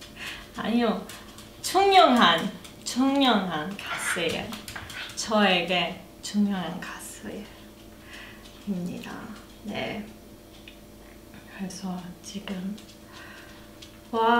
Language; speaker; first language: Korean; non-native, learner; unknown